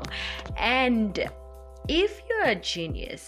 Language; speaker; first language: English; non-native, local second language; Zulu